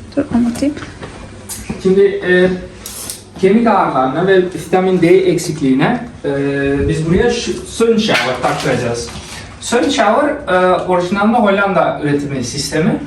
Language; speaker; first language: Turkish; early bilingual, heritage; Turkish